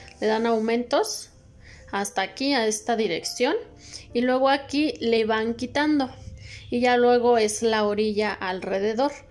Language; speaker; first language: Spanish; native; Spanish